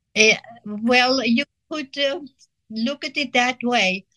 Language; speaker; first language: English; non-native, fluent; Swiss German